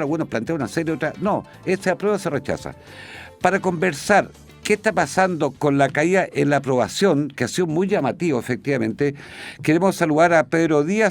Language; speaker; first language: Spanish; native; Spanish